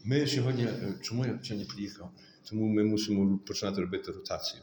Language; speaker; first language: Ukrainian; early bilingual, heritage; Ukrainian